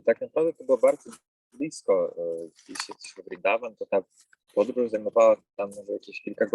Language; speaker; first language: Polish; native; Polish